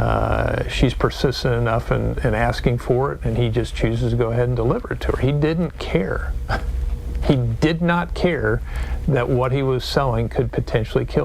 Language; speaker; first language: English; native; English